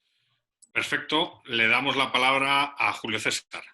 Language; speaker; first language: Spanish; native; Spanish